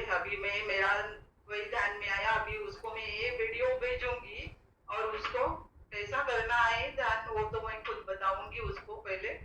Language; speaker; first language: Hindi; non-native, local second language; Marathi